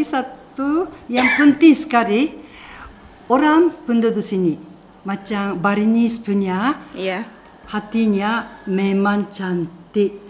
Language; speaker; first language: Indonesian; non-native, fluent; Japanese